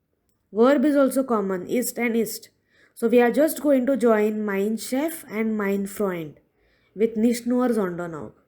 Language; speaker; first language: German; non-native, fluent; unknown